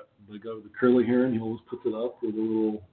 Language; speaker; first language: English; native; English